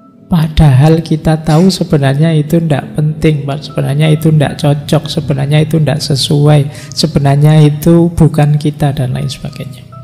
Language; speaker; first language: Indonesian; non-native, local second language; Javanese